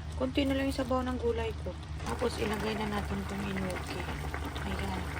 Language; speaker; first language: Filipino; non-native, local second language; Cebuano